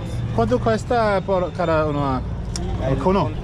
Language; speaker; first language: Spanish; non-native, learner; English